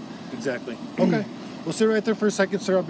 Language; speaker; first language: English; native; English